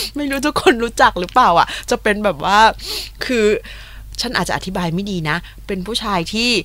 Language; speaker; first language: Thai; non-native, fluent; Japanese